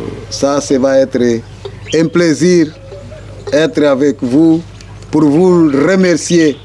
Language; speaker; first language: French; non-native, fluent; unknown